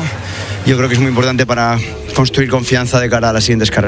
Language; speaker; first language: Spanish; native; Spanish